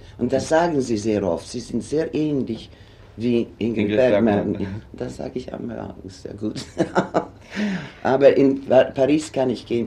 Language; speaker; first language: German; non-native, fluent; Swedish